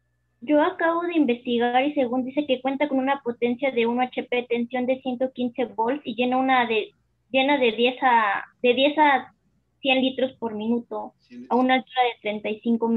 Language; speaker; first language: Spanish; native; Spanish